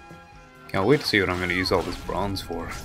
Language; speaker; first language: English; native; English